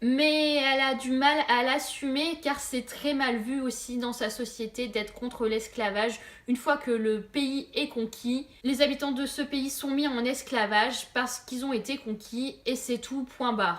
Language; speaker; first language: French; native; French